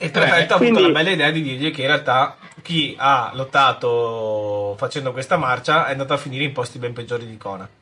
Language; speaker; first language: Italian; native; Italian